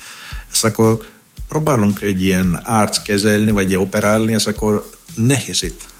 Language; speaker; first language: Hungarian; non-native, fluent; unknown